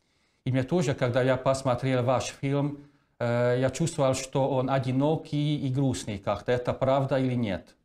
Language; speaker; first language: Russian; non-native, fluent; Hungarian